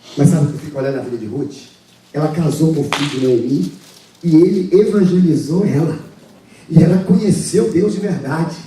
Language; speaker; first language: Portuguese; native; Portuguese